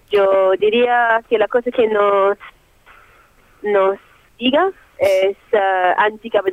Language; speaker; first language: Spanish; non-native, fluent; French